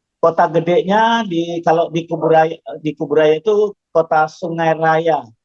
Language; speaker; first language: Indonesian; non-native, local second language; Javanese